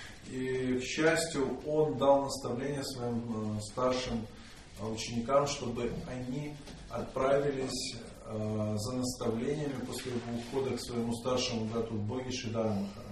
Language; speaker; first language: Russian; native; Russian